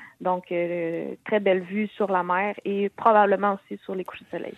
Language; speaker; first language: French; native; French